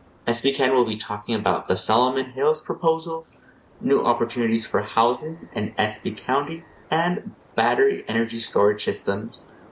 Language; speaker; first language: English; early bilingual, other home language; Spanish